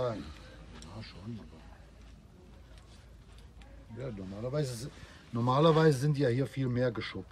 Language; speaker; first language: German; native; German